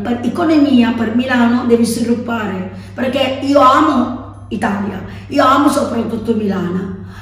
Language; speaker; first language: Italian; non-native, learner; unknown